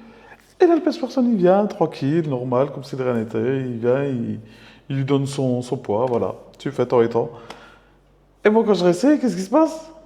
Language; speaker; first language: French; native; French